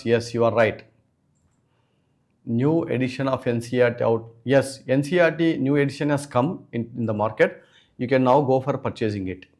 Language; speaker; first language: English; non-native, local second language; Telugu